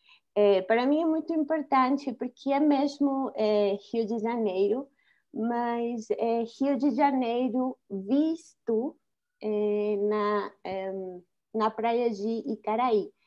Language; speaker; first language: Portuguese; non-native, fluent; Spanish